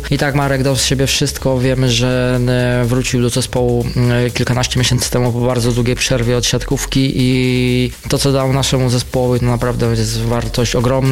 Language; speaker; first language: Polish; native; Polish